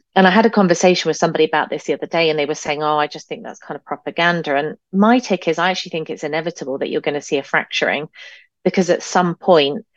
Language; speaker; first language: English; native; English